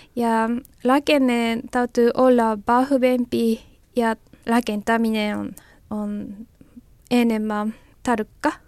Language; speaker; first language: Finnish; non-native, learner; Japanese